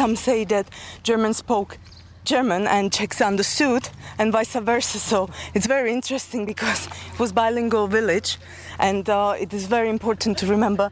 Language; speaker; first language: English; non-native, fluent; Slovak